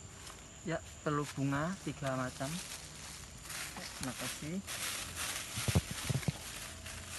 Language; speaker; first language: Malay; non-native, local second language; Javanese